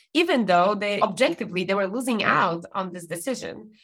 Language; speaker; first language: English; non-native, fluent; Polish